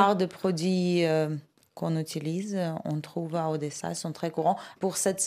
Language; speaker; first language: French; non-native, fluent; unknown